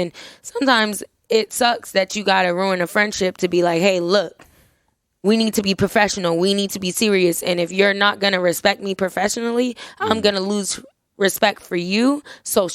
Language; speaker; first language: English; native; English